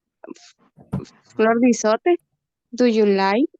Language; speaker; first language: English; non-native, learner; Spanish